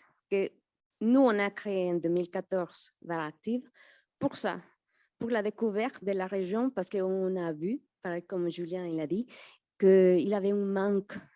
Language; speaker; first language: French; non-native, fluent; Spanish